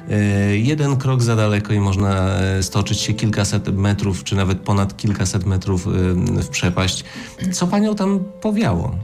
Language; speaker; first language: Polish; native; Polish